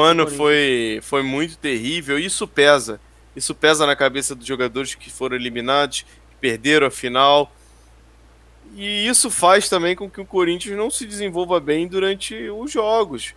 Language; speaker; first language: Portuguese; native; Portuguese